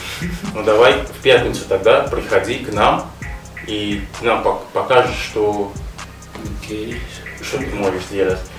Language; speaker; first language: Russian; non-native, fluent; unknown